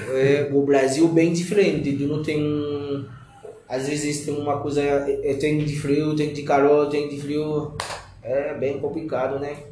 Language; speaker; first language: Portuguese; non-native, learner; Haitian Creole